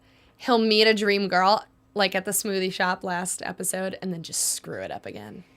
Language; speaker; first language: English; native; English